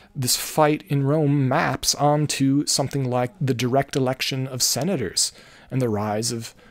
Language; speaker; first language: English; native; English